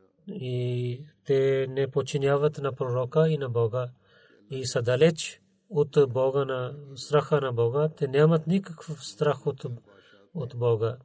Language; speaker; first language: Bulgarian; non-native, learner; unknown